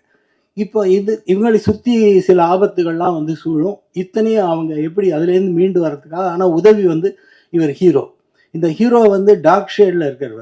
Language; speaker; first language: Tamil; native; Tamil